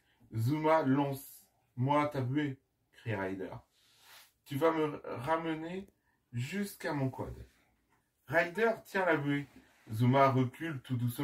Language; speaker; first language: French; native; French